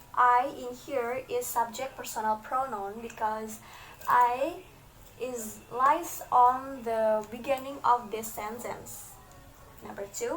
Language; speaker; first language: English; non-native, learner; Indonesian